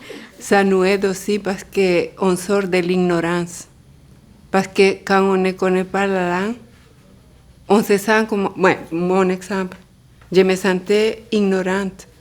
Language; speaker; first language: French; non-native, local second language; Spanish